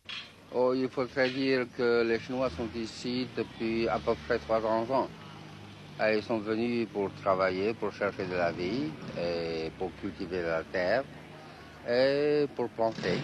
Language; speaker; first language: French; non-native, fluent; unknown